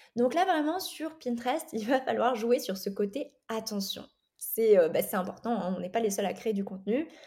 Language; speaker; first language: French; native; French